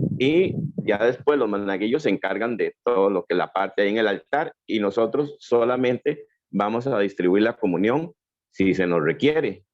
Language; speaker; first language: Spanish; native; Spanish